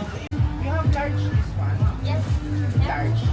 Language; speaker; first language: English; non-native, local second language; Filipino